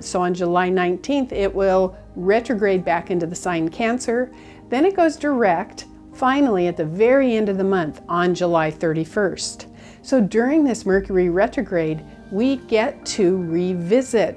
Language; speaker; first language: English; native; English